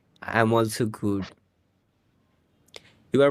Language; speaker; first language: English; non-native, learner; Bangla